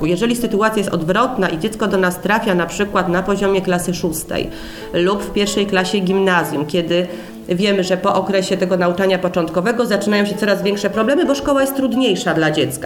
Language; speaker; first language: Polish; native; Polish